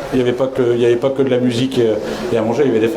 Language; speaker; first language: French; native; French